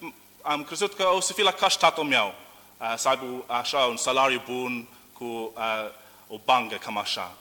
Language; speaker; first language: Romanian; non-native, learner; English